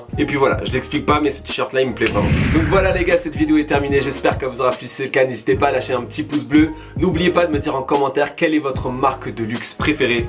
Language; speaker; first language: French; native; French